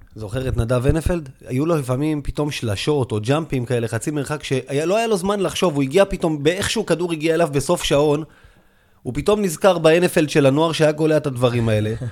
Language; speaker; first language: Hebrew; native; Hebrew